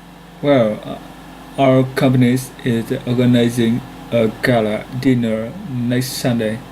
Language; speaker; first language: English; non-native, learner; Vietnamese